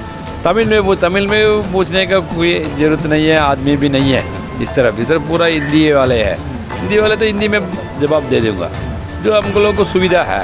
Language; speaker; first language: Hindi; non-native, local second language; Tamil